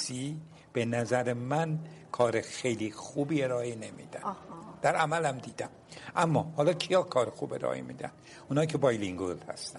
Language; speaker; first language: Persian; non-native, local second language; Turkish